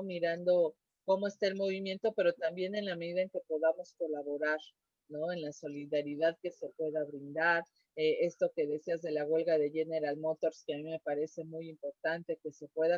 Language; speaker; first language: Spanish; native; Spanish